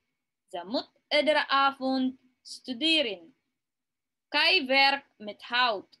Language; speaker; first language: Dutch; non-native, learner; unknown